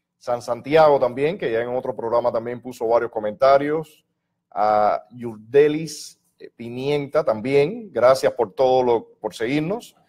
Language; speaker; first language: Spanish; native; Spanish